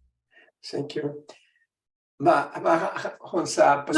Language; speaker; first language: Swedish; non-native, fluent; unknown